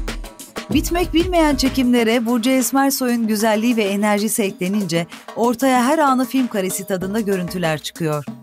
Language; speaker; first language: Turkish; native; Turkish